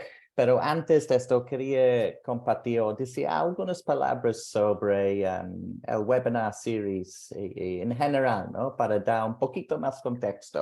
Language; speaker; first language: Spanish; non-native, fluent; English